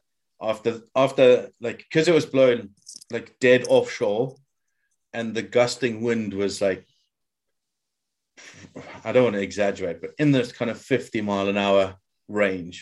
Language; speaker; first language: English; native; English